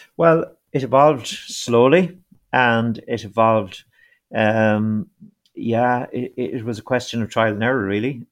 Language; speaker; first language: English; native; English